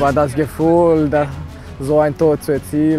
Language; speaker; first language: German; non-native, fluent; Serbian